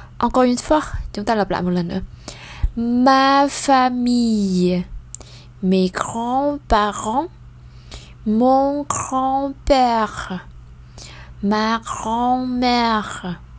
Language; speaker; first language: French; non-native, fluent; Vietnamese